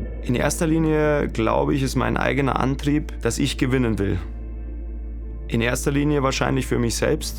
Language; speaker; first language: German; native; German